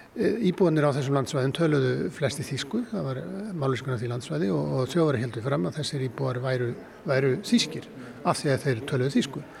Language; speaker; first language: Icelandic; native; Icelandic